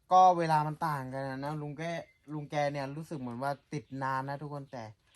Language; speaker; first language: Thai; non-native, local second language; S'gaw Karen